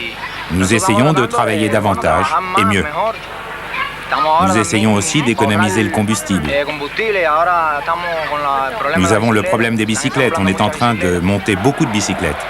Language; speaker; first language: French; native; French